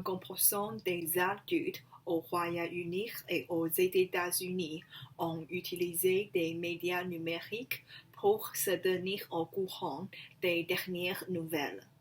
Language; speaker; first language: French; non-native, learner; Chinese